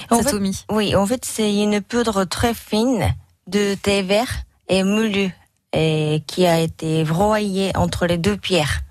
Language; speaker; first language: French; non-native, learner; Japanese